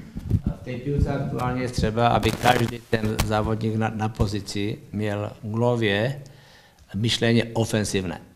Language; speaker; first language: Polish; non-native, learner; Czech